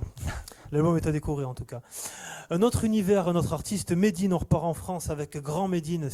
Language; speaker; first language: French; native; French